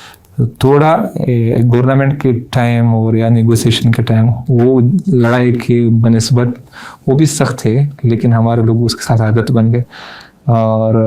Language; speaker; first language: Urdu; non-native, learner; Pashto